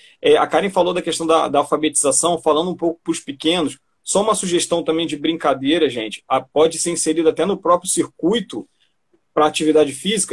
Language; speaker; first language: Portuguese; native; Portuguese